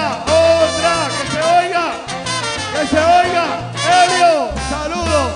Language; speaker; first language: Spanish; native; Spanish